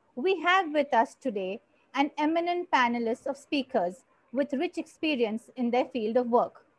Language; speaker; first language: English; non-native, local second language; Marathi